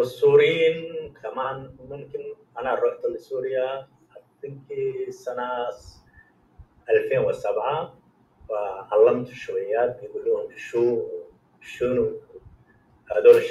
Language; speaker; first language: Arabic; non-native, fluent; Somali